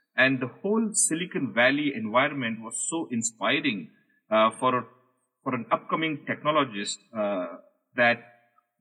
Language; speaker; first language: English; non-native, local second language; Hindi